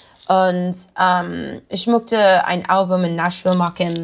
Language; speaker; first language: German; non-native, learner; English